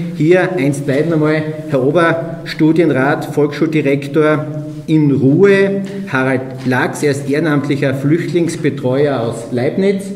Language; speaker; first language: German; native; German